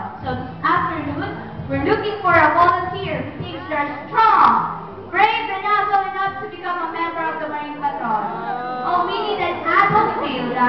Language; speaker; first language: English; non-native, local second language; Filipino